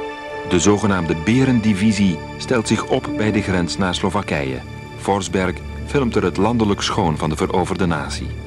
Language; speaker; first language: Dutch; native; Dutch